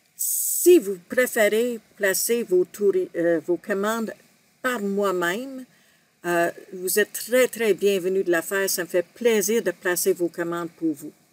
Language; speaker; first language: French; native; French